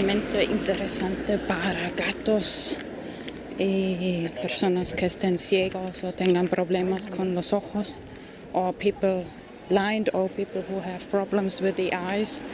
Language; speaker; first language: Spanish; non-native, fluent; German